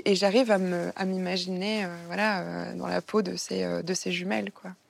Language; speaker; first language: French; native; French